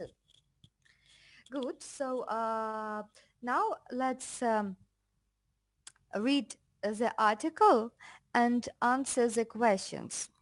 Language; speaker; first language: English; non-native, fluent; Russian